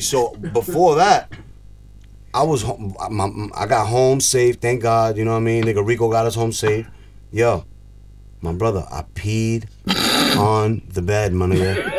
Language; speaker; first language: English; early bilingual, other home language; Spanish